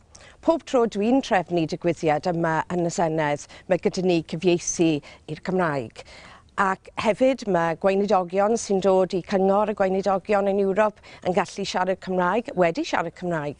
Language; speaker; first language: Welsh; non-native, local second language; English